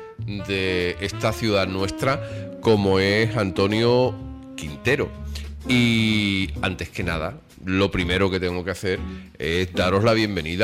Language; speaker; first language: Spanish; native; Spanish